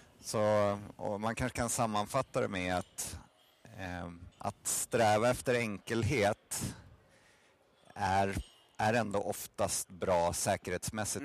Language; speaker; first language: Swedish; native; Swedish